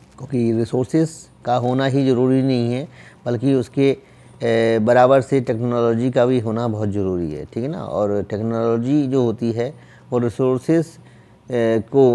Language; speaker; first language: Hindi; native; Hindi